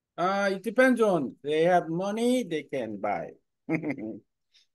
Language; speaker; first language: English; non-native, learner; Korean